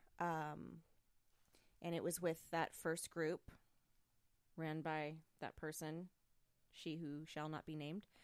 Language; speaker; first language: English; native; English